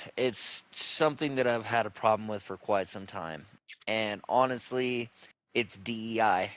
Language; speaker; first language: English; native; English